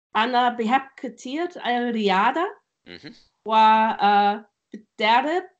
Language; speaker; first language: Arabic; non-native, learner; German